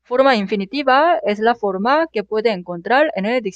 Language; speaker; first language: Spanish; non-native, fluent; Korean